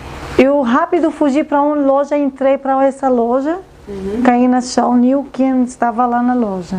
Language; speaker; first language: Portuguese; non-native, learner; Arabic